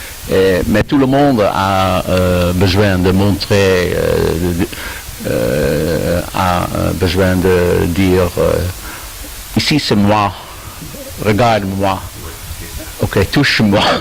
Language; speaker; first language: French; non-native, learner; Dutch